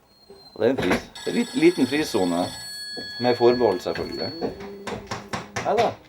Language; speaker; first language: Norwegian; native; Norwegian